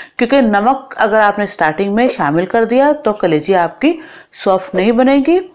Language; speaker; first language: Urdu; native; Urdu